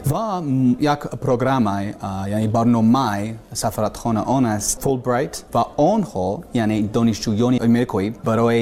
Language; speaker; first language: Persian; non-native, learner; English